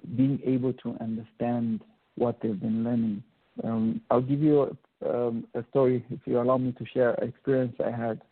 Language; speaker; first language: English; non-native, local second language; Bemba